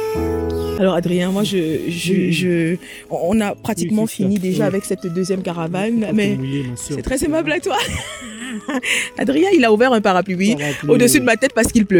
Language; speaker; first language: French; native; French